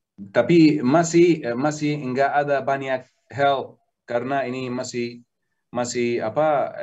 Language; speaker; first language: Indonesian; non-native, learner; Arabic